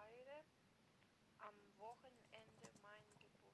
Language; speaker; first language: German; non-native, learner; Macedonian